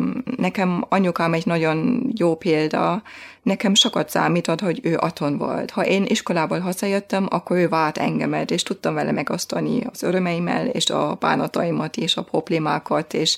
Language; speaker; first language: Hungarian; non-native, fluent; German